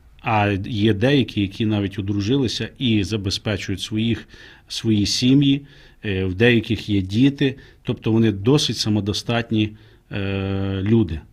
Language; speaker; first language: Ukrainian; native; Ukrainian